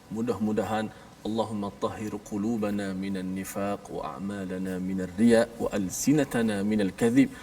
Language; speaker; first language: Malay; native; Malay